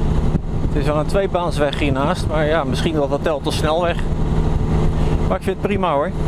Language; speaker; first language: Dutch; native; Dutch